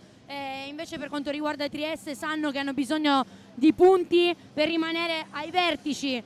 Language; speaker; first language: Italian; native; Italian